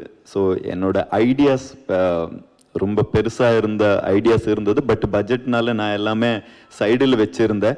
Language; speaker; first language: Tamil; non-native, learner; Kannada